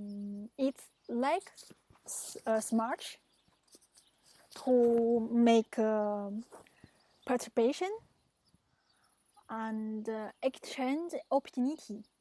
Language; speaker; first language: English; non-native, fluent; Chinese